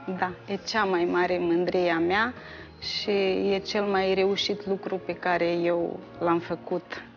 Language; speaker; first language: Romanian; native; Romanian